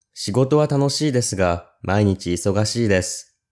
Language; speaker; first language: Japanese; native; Japanese